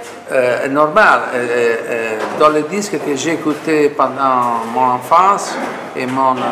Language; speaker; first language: French; non-native, fluent; Italian